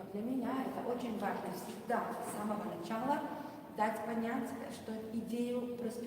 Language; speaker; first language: Russian; non-native, fluent; Italian